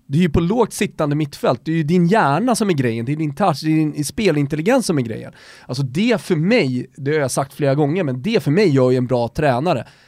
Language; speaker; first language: Swedish; native; Swedish